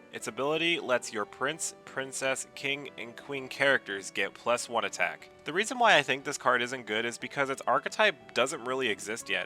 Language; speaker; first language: English; native; English